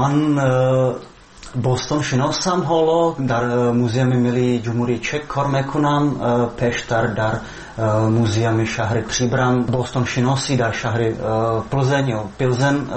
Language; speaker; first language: Persian; non-native, fluent; Slovak